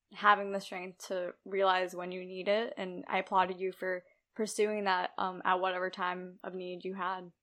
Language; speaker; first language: English; early bilingual, other home language; Urdu